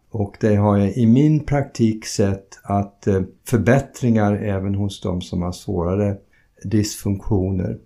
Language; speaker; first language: Swedish; non-native, fluent; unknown